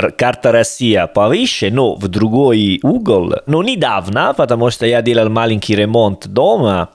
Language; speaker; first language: Russian; non-native, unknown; Italian